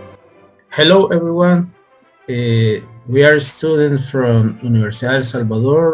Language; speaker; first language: English; non-native, learner; Spanish